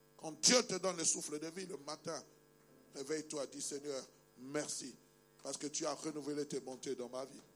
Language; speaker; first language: French; non-native, local second language; Luba-Lulua